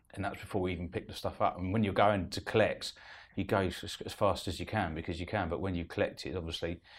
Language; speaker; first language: English; native; English